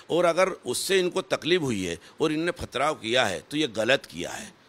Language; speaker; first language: Hindi; native; Hindi